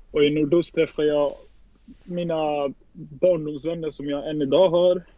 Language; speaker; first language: Swedish; early bilingual, other home language; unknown